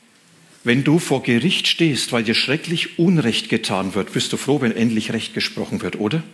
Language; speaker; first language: German; native; German